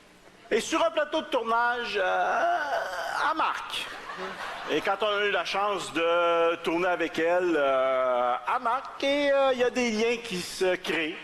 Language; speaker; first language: French; native; French